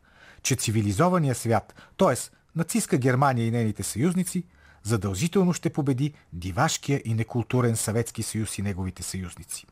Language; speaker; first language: Bulgarian; native; Bulgarian